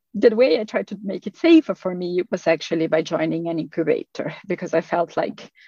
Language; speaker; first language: English; non-native, fluent; Portuguese